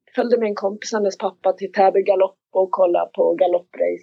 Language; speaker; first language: Swedish; native; Swedish